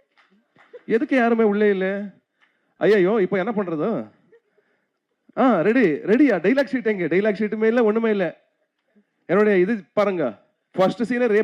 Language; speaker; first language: Tamil; non-native, learner; Kannada